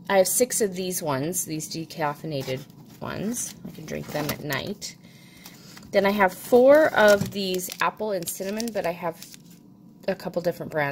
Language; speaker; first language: English; native; English